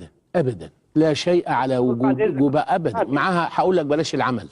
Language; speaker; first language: Arabic; native; Arabic